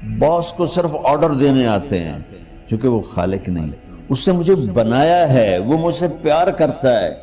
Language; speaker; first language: Urdu; non-native, local second language; Punjabi